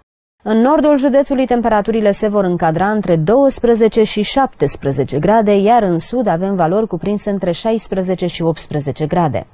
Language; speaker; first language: Romanian; native; Romanian